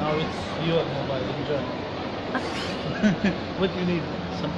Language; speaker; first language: English; non-native, fluent; Pashto